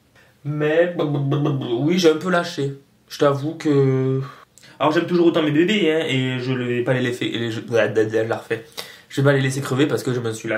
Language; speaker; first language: French; native; French